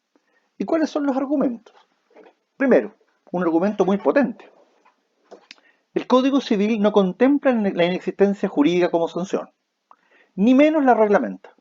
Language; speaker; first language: Spanish; native; Spanish